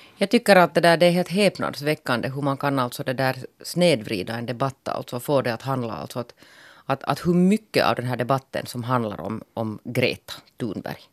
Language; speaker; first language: Swedish; native; Swedish